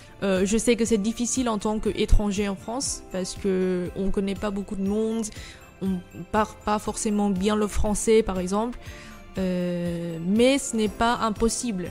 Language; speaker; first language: French; non-native, fluent; Vietnamese